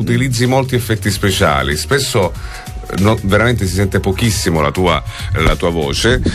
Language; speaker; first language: Italian; native; Italian